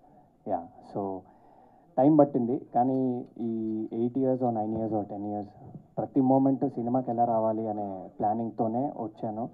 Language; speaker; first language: Telugu; native; Telugu